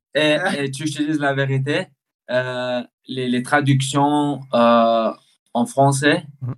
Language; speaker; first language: French; early bilingual, other home language; Chechen